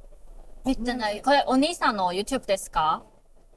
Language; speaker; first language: Japanese; non-native, fluent; Cantonese